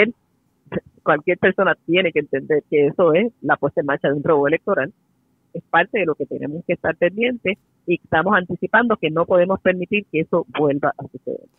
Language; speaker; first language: Spanish; native; Spanish